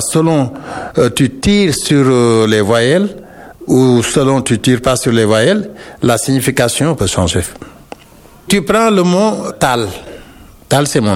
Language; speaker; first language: French; non-native, local second language; Wolof